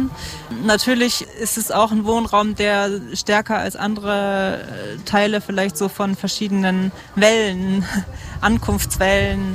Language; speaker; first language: German; native; German